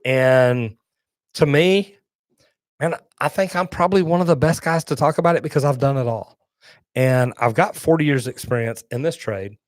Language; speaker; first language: English; native; English